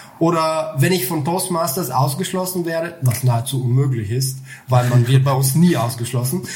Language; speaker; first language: German; non-native, fluent; Bulgarian